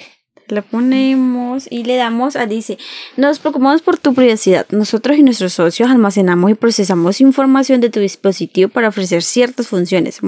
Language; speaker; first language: Spanish; native; Spanish